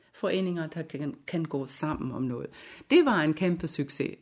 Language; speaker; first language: Danish; non-native, fluent; German